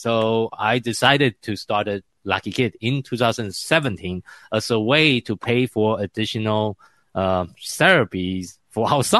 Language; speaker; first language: English; non-native, fluent; Chinese